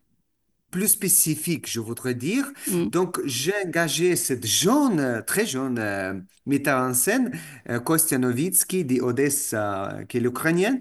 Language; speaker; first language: French; non-native, fluent; Russian